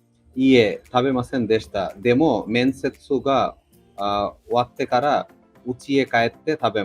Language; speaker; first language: Japanese; non-native, learner; Bangla